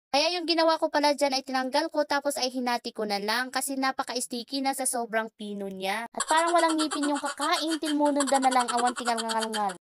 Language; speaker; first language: Filipino; native; Filipino